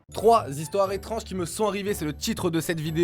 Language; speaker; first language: French; native; French